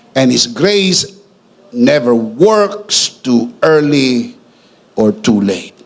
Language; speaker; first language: English; non-native, local second language; Filipino